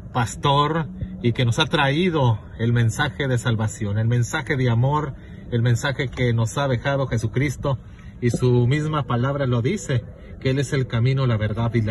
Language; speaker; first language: Spanish; native; Spanish